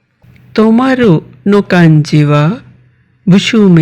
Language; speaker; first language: Japanese; non-native, fluent; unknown